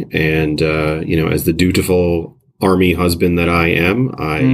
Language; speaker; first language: English; native; English